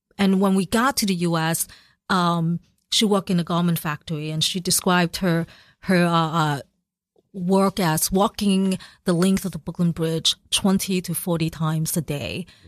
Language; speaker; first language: English; early bilingual, other home language; Cantonese